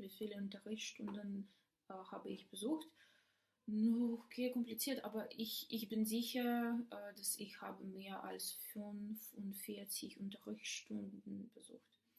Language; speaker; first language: German; non-native, learner; Ukrainian